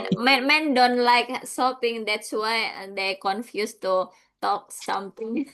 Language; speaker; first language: English; non-native, learner; Indonesian